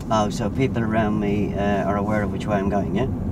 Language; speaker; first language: English; native; English